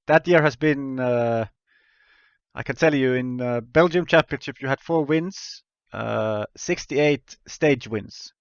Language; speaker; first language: English; non-native, fluent; Finnish